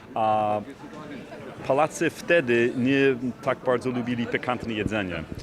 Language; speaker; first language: Polish; non-native, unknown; English